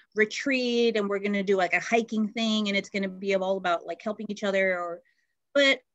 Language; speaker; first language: English; native; English